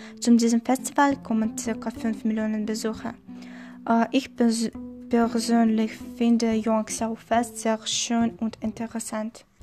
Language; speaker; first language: German; non-native, learner; Chinese